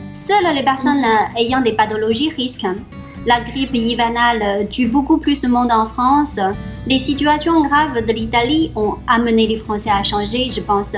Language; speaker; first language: French; non-native, fluent; Chinese